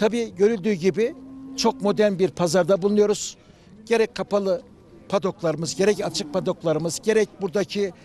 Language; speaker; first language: Turkish; native; Turkish